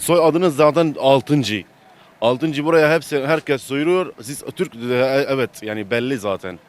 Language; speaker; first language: Turkish; non-native, learner; Arabic